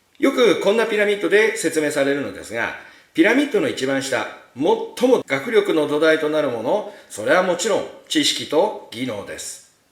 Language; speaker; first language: Japanese; native; Japanese